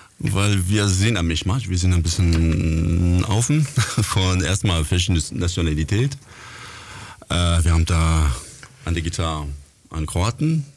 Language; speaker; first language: German; non-native, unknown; French